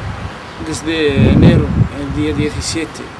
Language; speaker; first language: Spanish; non-native, learner; Arabic